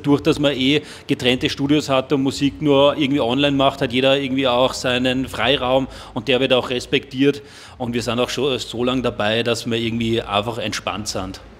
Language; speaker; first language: German; native; German